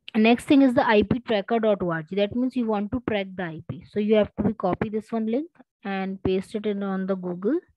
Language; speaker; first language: English; non-native, local second language; Hindi